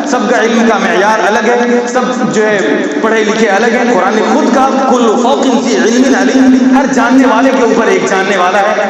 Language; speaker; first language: Urdu; non-native, local second language; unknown